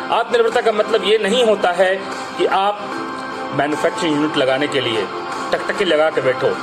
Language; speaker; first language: Hindi; native; Hindi